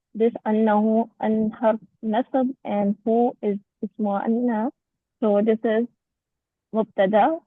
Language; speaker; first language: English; non-native, learner; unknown